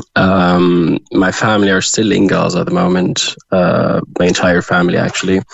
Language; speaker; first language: English; non-native, fluent; Arabic